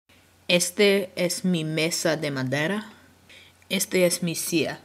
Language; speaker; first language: Spanish; non-native, learner; English